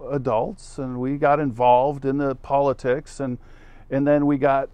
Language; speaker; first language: English; native; English